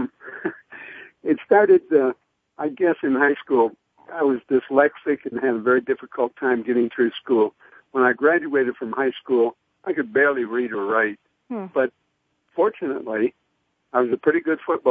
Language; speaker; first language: English; native; English